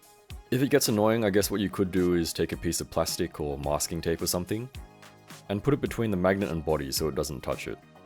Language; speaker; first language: English; native; English